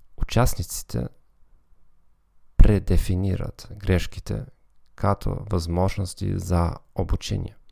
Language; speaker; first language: Bulgarian; non-native, learner; German